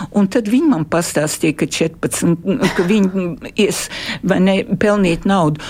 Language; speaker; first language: Latvian; early bilingual, heritage; Latvian